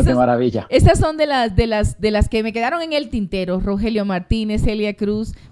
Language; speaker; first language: Spanish; native; Spanish